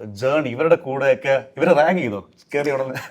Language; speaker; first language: Malayalam; native; Malayalam